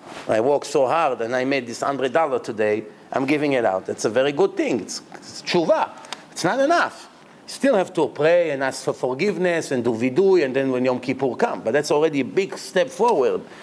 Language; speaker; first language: English; non-native, fluent; Hebrew